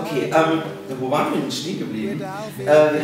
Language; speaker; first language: German; native; German